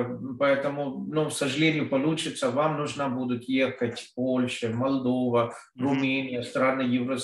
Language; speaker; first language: Russian; non-native, fluent; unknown